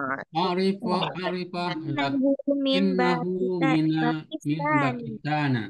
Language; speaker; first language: Arabic; non-native, learner; Indonesian